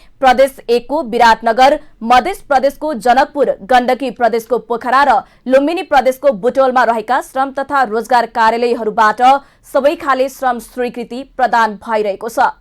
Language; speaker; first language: Nepali; native; Nepali